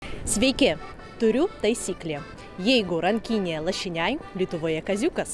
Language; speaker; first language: Lithuanian; non-native, learner; Russian